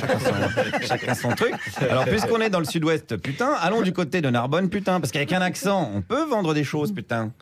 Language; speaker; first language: French; native; French